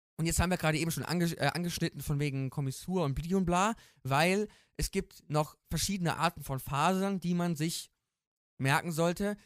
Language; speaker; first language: German; native; German